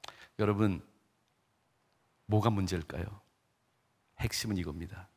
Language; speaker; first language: Korean; native; Korean